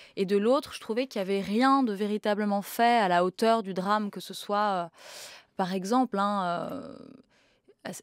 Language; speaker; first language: French; native; French